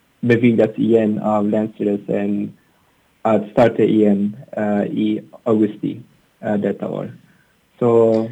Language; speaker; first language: Swedish; non-native, learner; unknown